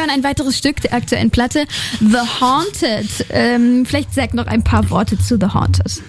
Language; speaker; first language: German; native; German